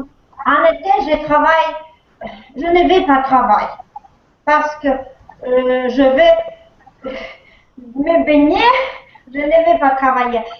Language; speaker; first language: French; non-native, learner; Russian